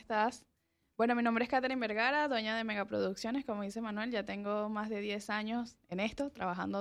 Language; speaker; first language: Spanish; native; Spanish